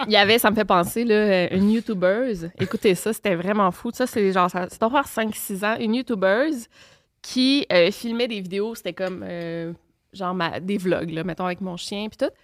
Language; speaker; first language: French; native; French